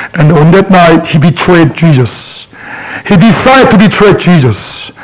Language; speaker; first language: English; non-native, fluent; Korean